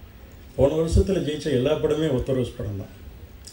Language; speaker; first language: Tamil; native; Tamil